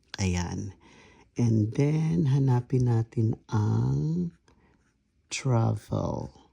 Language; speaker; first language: Filipino; non-native, local second language; Kinaray-a